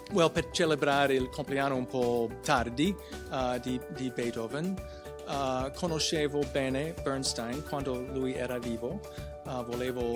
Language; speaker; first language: Italian; non-native, fluent; English